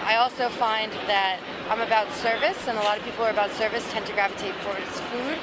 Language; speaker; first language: English; native; English